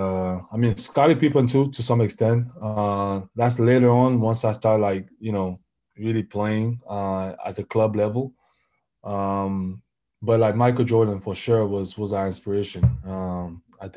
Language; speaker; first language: English; non-native, local second language; French